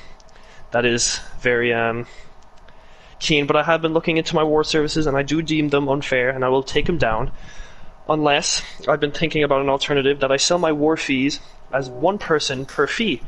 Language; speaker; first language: English; native; English